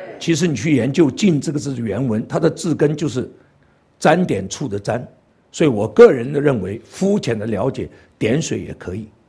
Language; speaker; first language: Chinese; non-native, local second language; Cantonese